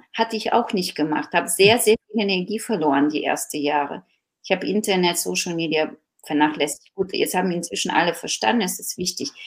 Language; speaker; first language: German; non-native, fluent; Ukrainian